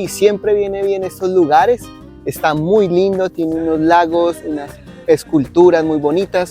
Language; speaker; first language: Spanish; native; Spanish